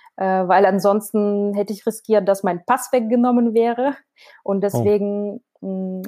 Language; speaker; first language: German; non-native, fluent; Russian